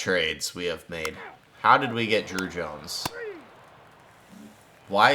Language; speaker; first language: English; native; English